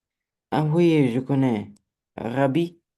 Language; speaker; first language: French; non-native, learner; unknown